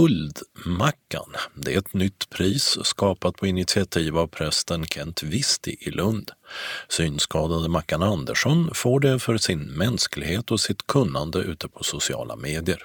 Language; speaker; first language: Swedish; native; Swedish